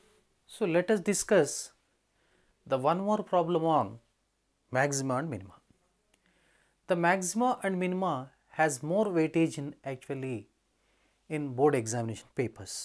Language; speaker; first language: English; non-native, local second language; Telugu